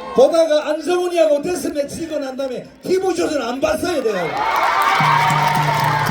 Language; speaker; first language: Korean; native; Korean